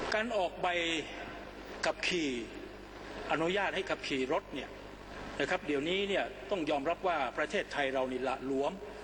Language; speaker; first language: Thai; non-native, local second language; Pattani Malay